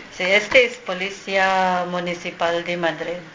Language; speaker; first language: Spanish; non-native, learner; Filipino